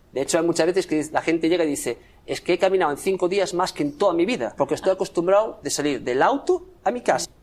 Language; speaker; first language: Spanish; native; Spanish